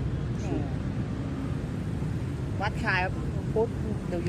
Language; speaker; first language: English; non-native, learner; Vietnamese